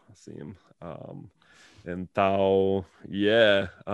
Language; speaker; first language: Portuguese; non-native, learner; English